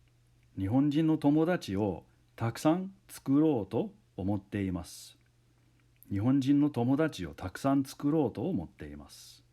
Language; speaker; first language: Japanese; non-native, fluent; English